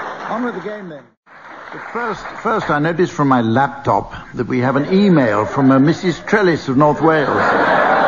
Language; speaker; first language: English; native; English